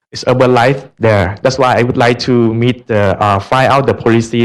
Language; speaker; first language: English; non-native, learner; Thai